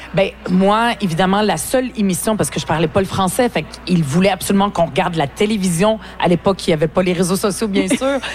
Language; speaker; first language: French; early bilingual, other home language; Arabic